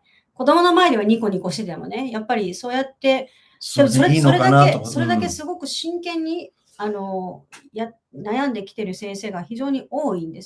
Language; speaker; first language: Japanese; native; Japanese